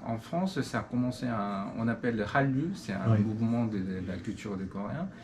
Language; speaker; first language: French; non-native, learner; Korean